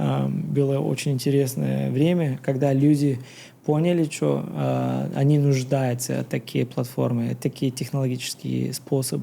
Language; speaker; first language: Russian; non-native, learner; Bulgarian